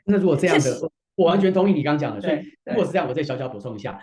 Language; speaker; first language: Chinese; native; Chinese